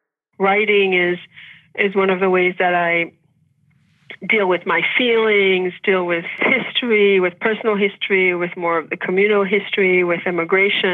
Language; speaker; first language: English; early bilingual, other home language; Haitian Creole